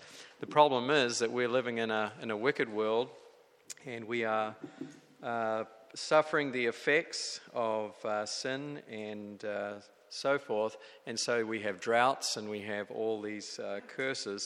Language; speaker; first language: English; native; English